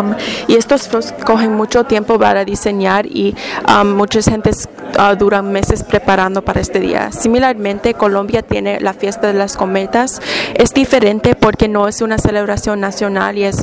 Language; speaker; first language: Spanish; non-native, fluent; English